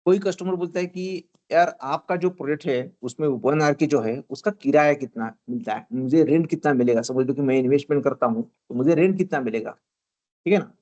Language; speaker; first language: Hindi; non-native, local second language; Marathi